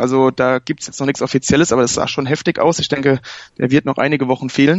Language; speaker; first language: German; native; German